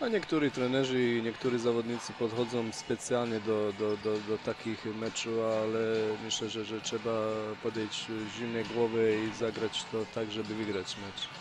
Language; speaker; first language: Polish; non-native, fluent; Bosnian